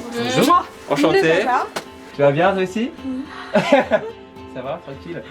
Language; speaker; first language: French; native; French